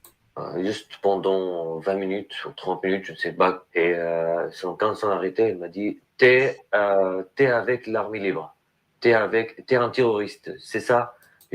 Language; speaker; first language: French; non-native, learner; Arabic